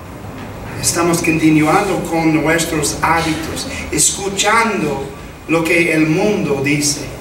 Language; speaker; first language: Spanish; non-native, fluent; English